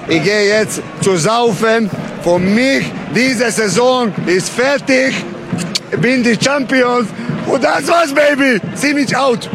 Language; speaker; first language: German; non-native, fluent; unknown